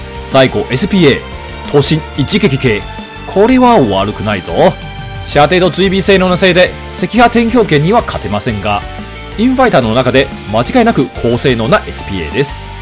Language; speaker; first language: Japanese; non-native, fluent; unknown